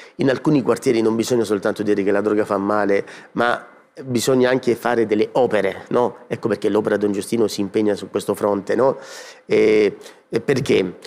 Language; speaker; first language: Italian; native; Italian